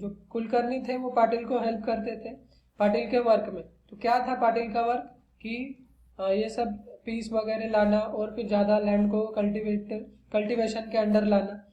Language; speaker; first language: Hindi; non-native, local second language; Marathi